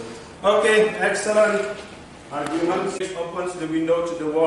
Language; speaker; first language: English; non-native, fluent; Indonesian